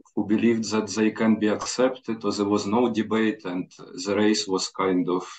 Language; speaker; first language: English; non-native, fluent; Ukrainian